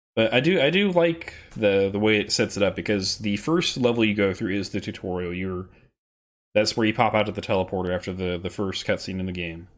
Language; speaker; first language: English; native; English